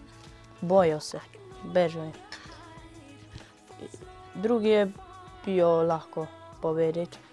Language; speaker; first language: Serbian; non-native, local second language; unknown